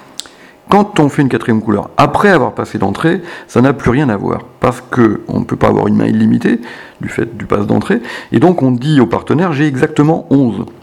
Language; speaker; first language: French; native; French